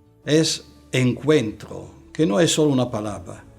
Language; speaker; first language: Spanish; non-native, fluent; Italian